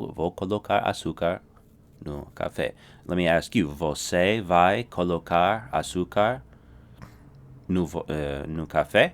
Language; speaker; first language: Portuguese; non-native, fluent; English